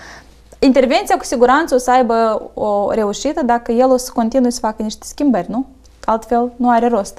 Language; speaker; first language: Romanian; native; Romanian